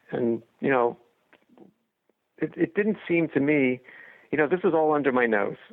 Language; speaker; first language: English; native; English